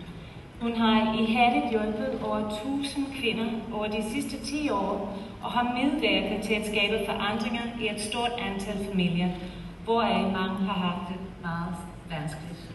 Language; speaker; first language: Danish; native; Danish